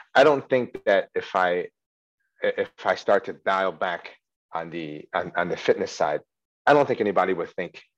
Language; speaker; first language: English; early bilingual, other home language; Chinese